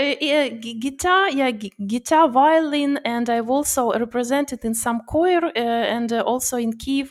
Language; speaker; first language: English; non-native, learner; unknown